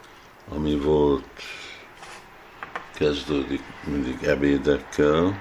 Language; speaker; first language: Hungarian; early bilingual, heritage; Hungarian